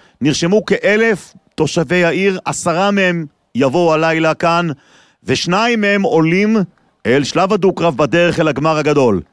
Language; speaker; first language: Hebrew; native; Hebrew